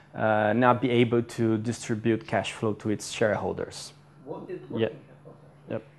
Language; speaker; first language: English; non-native, fluent; Portuguese